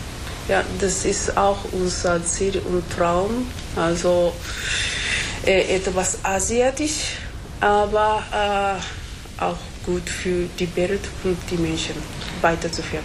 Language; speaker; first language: German; non-native, fluent; Japanese